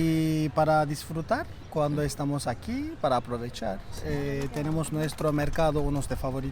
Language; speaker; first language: Spanish; non-native, fluent; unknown